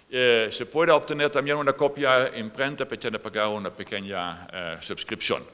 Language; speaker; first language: Spanish; non-native, fluent; Dutch